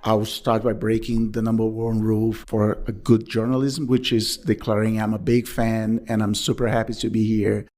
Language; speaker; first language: English; non-native, fluent; Portuguese